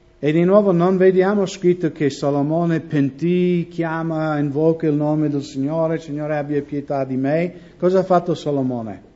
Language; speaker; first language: Italian; non-native, fluent; English